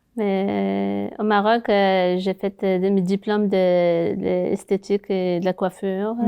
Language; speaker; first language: French; non-native, local second language; Arabic